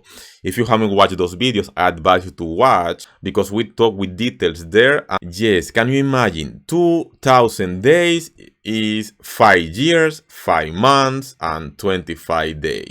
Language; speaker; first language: English; non-native, fluent; Spanish